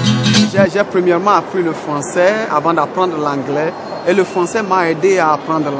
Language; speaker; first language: French; non-native, fluent; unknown